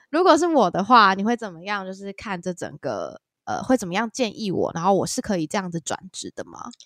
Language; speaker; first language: Chinese; native; Chinese